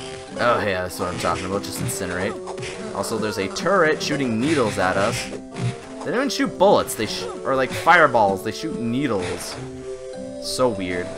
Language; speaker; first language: English; native; English